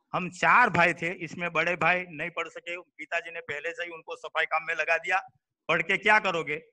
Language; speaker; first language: Hindi; non-native, local second language; Gujarati